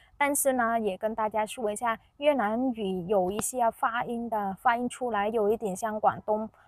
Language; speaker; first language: Chinese; non-native, fluent; Vietnamese